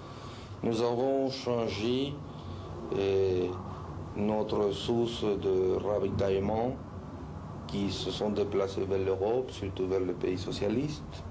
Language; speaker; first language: French; non-native, fluent; Spanish